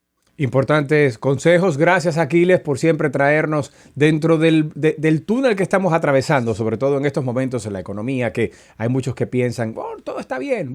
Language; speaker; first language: Spanish; native; Spanish